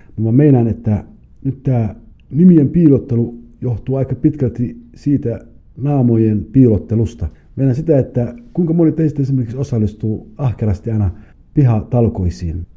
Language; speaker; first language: Finnish; early bilingual, other home language; Somali